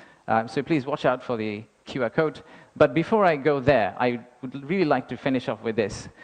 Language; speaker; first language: English; non-native, local second language; Bangla